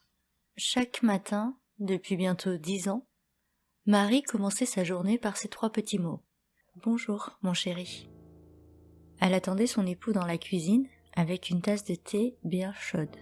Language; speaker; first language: French; native; French